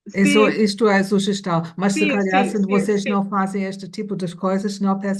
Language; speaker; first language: Portuguese; non-native, fluent; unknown